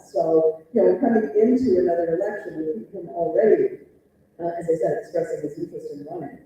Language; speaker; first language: English; native; English